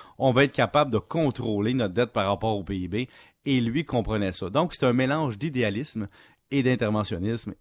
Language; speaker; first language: French; native; French